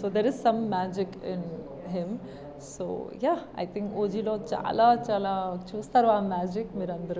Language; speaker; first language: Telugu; non-native, local second language; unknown